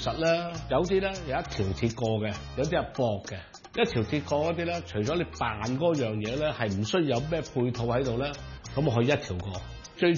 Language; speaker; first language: Cantonese; native; Cantonese